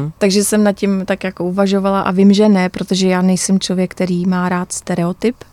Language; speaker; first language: Czech; non-native, local second language; Polish